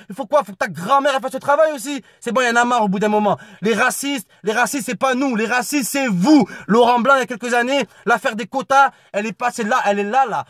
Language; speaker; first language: French; native; French